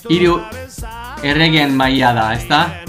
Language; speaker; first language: Basque; non-native, learner; English